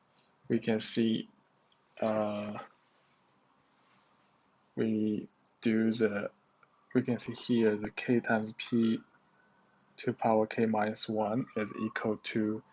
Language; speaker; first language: English; non-native, learner; Chinese